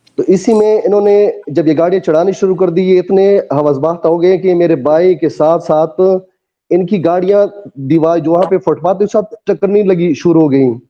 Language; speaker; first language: Urdu; non-native, local second language; Pashto